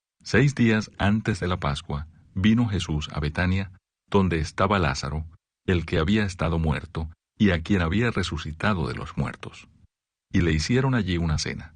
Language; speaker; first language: Spanish; native; Spanish